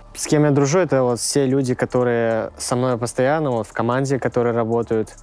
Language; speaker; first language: Russian; native; Russian